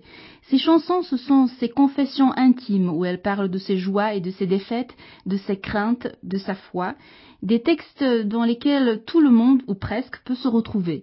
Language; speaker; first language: French; native; French